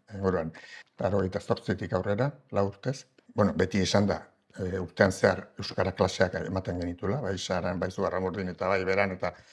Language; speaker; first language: Basque; native; Basque